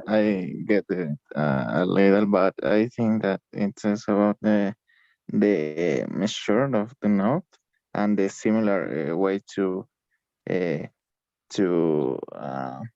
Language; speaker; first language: English; non-native, learner; Spanish